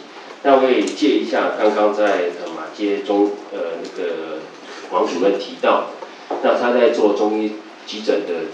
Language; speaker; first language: Chinese; native; Chinese